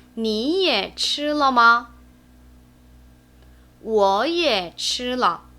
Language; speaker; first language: Chinese; non-native, fluent; Korean